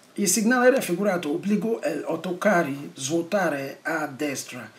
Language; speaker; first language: Italian; non-native, learner; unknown